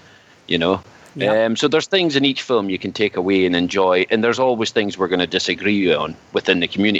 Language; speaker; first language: English; native; English